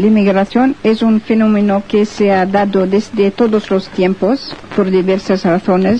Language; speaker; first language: Spanish; non-native, fluent; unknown